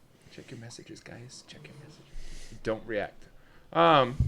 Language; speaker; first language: English; native; English